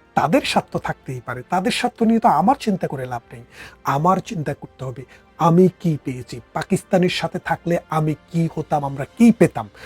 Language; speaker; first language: Bangla; native; Bangla